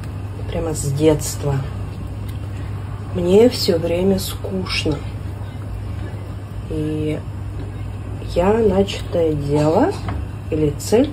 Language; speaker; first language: Russian; non-native, local second language; Kazakh